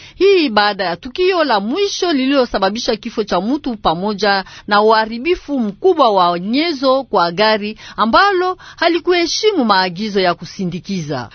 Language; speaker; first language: Swahili; native; Swahili